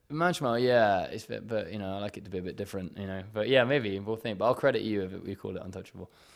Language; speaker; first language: English; native; English